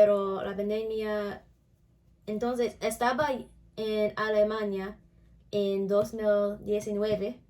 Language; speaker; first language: Spanish; non-native, learner; English